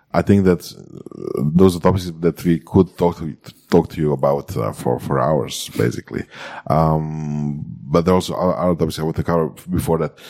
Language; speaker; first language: English; non-native, fluent; Croatian